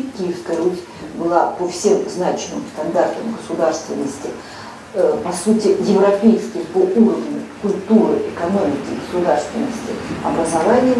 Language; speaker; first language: Russian; native; Russian